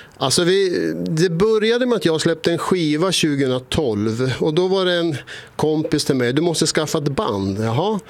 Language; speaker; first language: Swedish; native; Swedish